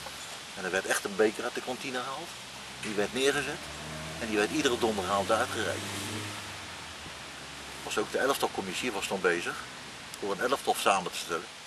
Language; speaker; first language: Dutch; native; Dutch